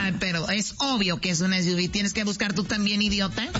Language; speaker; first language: Spanish; native; Spanish